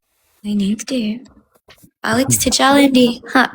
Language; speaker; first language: English; non-native, learner; Amharic